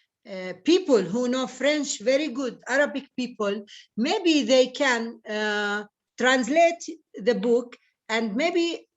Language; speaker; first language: English; non-native, learner; Arabic